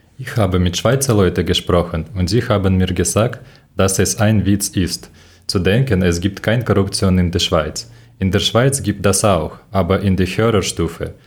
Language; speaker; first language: German; non-native, learner; Ukrainian